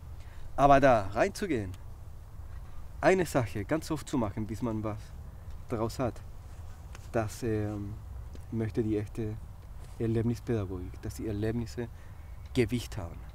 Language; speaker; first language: German; native; German